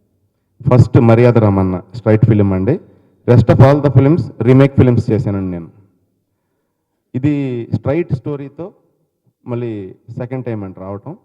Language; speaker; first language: Telugu; native; Telugu